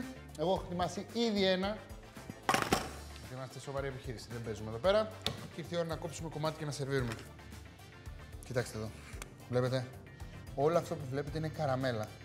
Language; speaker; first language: Greek; native; Greek